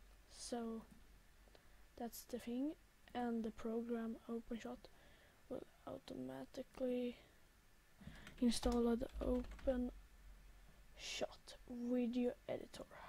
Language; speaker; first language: English; non-native, learner; Swedish